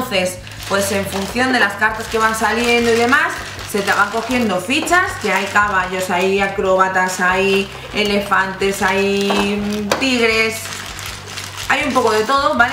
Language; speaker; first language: Spanish; native; Spanish